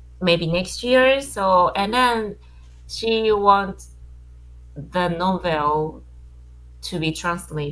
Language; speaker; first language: English; non-native, learner; Japanese